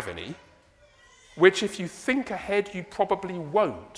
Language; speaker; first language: English; native; English